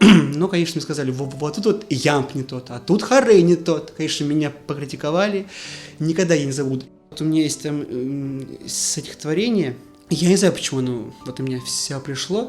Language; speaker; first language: Russian; native; Russian